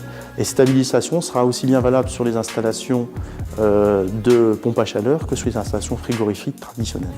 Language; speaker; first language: French; native; French